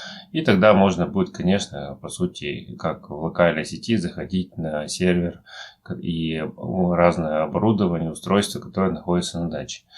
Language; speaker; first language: Russian; native; Russian